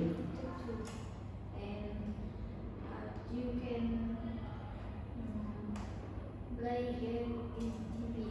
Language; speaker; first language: English; non-native, learner; Vietnamese